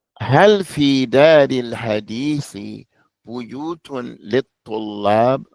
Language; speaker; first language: Arabic; non-native, fluent; English